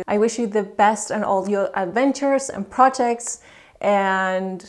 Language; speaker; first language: English; non-native, fluent; Spanish